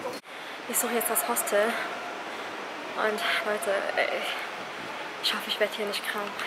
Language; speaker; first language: German; early bilingual, other home language; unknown